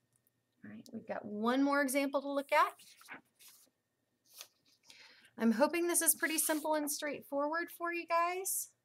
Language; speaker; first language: English; native; English